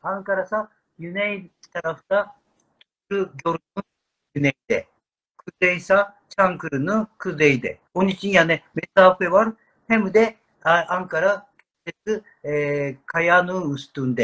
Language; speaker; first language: Turkish; non-native, learner; Japanese